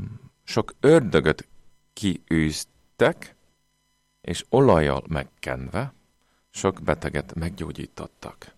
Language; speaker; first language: Hungarian; non-native, fluent; English